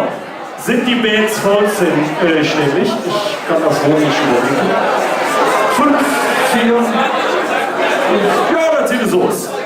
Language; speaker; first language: German; native; German